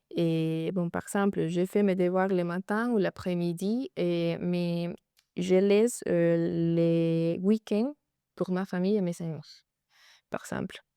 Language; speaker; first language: French; non-native, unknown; Spanish